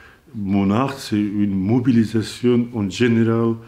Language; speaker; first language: French; non-native, learner; Azerbaijani